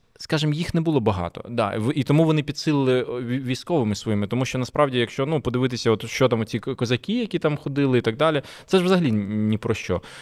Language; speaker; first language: Ukrainian; non-native, local second language; Russian